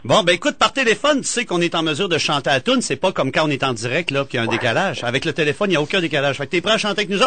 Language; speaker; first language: French; native; French